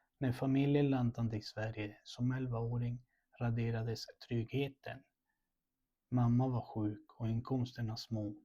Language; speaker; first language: Swedish; early bilingual, other home language; Spanish